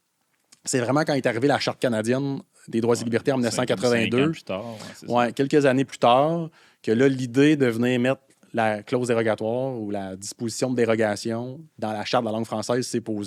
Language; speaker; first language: French; native; French